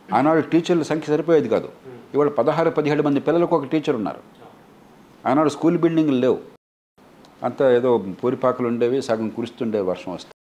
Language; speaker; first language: Telugu; native; Telugu